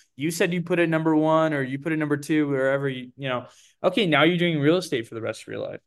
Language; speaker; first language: English; early bilingual, other home language; Portuguese